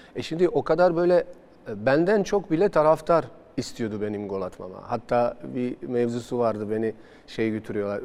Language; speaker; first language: Turkish; non-native, fluent; Bosnian